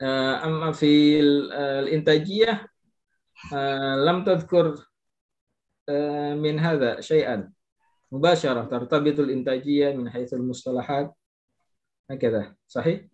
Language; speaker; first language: Arabic; non-native, fluent; Indonesian